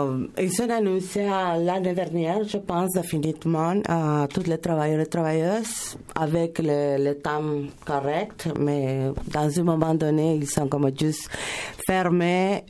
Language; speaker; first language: French; non-native, fluent; Spanish